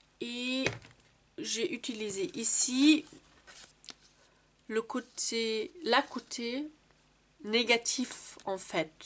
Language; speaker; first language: French; non-native, fluent; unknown